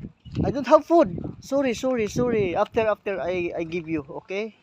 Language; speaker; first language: English; non-native, learner; Filipino